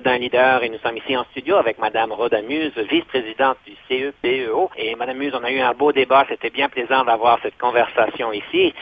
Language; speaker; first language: French; native; French